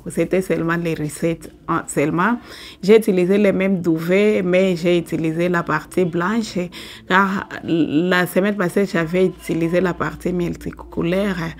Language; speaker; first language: French; non-native, local second language; Swahili